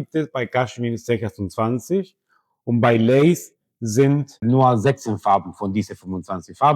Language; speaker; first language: German; non-native, fluent; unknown